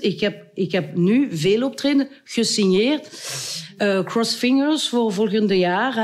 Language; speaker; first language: Dutch; non-native, local second language; French